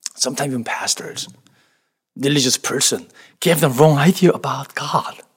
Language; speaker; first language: English; non-native, fluent; Korean